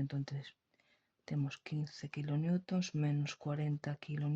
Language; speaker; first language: Spanish; native; Spanish